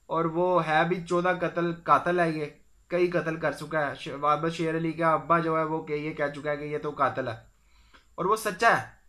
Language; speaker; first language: Urdu; non-native, local second language; Punjabi